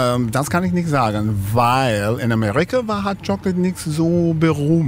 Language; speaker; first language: German; non-native, learner; English